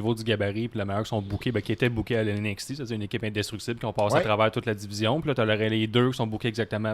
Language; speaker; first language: French; native; French